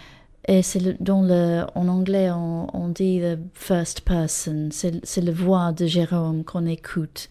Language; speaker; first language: French; non-native, fluent; English